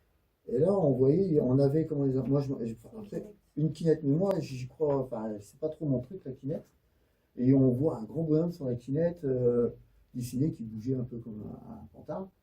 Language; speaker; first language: French; native; French